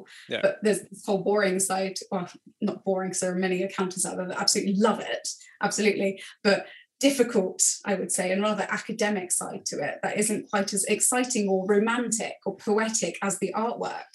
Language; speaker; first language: English; native; English